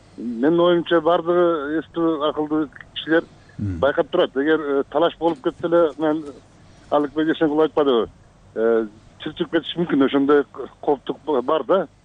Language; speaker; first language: Kyrgyz; non-native, local second language; Uzbek